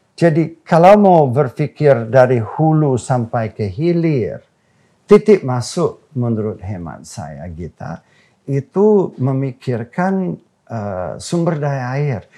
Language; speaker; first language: Indonesian; non-native, fluent; English